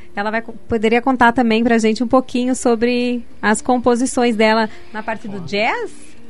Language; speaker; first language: Portuguese; native; Portuguese